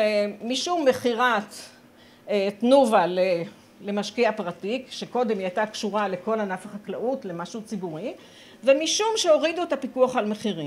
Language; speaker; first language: Hebrew; native; Hebrew